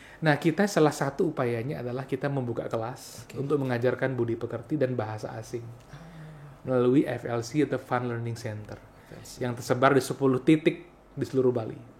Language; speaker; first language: Indonesian; non-native, local second language; Balinese